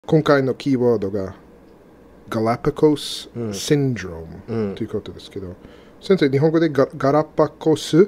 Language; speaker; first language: Japanese; non-native, fluent; English